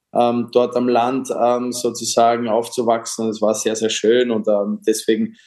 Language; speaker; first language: German; native; German